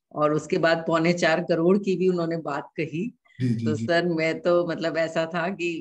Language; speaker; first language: Hindi; native; Hindi